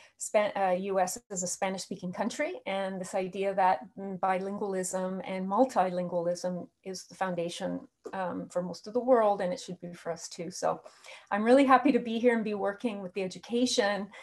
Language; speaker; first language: English; native; English